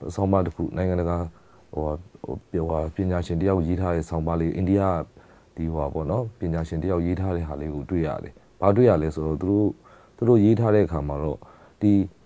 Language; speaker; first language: Burmese; native; Burmese